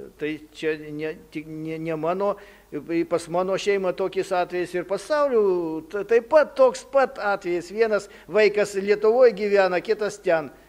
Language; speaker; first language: Lithuanian; early bilingual, heritage; Lithuanian